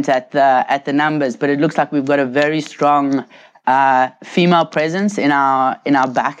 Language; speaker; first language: English; native; English